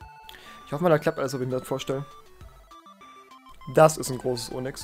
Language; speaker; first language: German; native; German